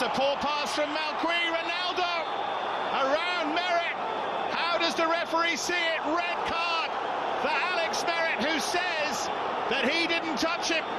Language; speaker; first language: English; native; English